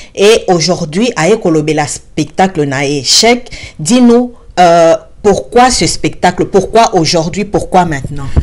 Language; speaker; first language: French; non-native, local second language; Lingala